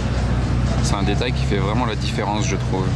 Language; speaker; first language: French; native; French